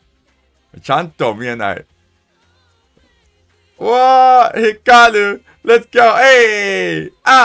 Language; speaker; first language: Japanese; non-native, learner; English